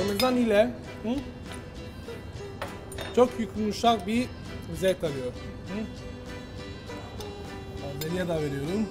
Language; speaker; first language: Turkish; non-native, learner; Italian